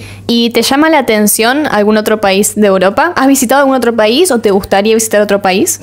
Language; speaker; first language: Spanish; native; Spanish